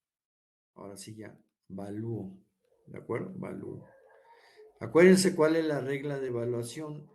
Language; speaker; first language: Spanish; native; Spanish